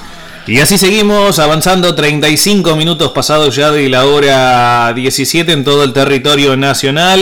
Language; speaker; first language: Spanish; native; Spanish